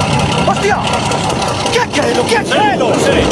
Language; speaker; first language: Spanish; native; Spanish